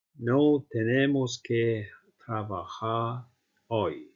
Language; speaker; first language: Spanish; non-native, fluent; Icelandic